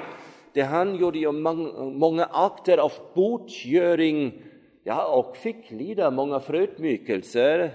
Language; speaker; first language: Swedish; non-native, fluent; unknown